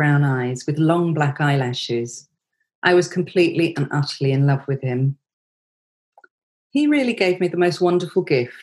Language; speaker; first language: English; native; English